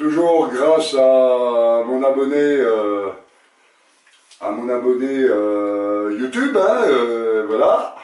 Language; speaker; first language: French; native; French